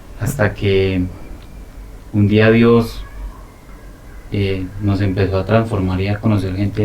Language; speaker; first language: Spanish; native; Spanish